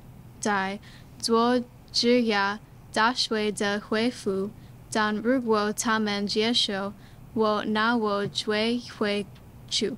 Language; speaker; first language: Chinese; non-native, learner; English